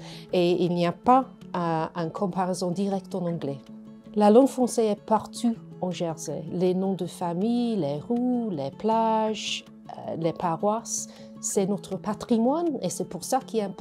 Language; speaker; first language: French; non-native, fluent; English